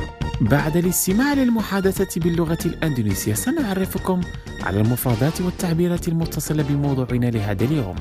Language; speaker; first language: Arabic; non-native, fluent; Indonesian